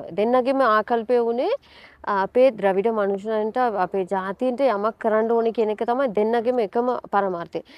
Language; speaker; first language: Sinhala; non-native, local second language; Tamil